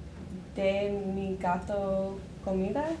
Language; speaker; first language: Spanish; non-native, learner; English